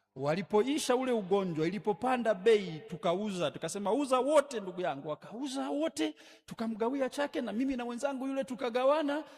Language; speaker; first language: Swahili; native; Swahili